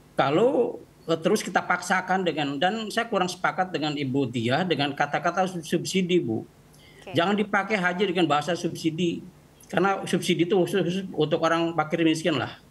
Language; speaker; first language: Indonesian; native; Indonesian